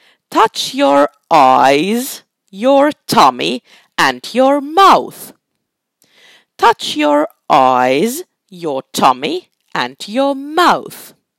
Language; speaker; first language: English; non-native, fluent; Finnish